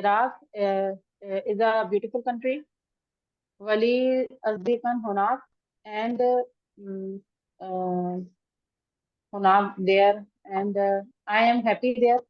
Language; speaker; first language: English; non-native, learner; Urdu